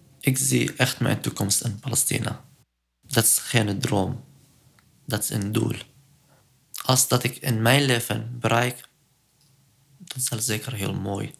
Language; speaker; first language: Dutch; non-native, fluent; Arabic